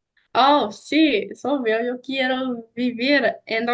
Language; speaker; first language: Spanish; non-native, learner; English